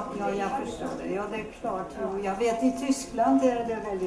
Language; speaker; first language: Swedish; non-native, fluent; Polish